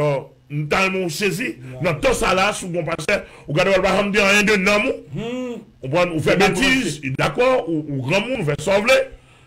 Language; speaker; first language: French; non-native, local second language; Haitian Creole